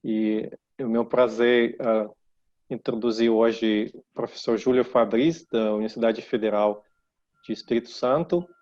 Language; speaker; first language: Portuguese; non-native, fluent; Russian